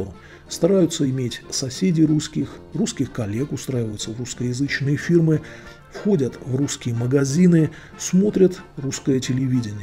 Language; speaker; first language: Russian; native; Russian